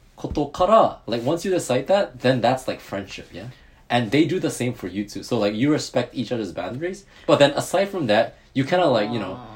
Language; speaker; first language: English; early bilingual, other home language; Japanese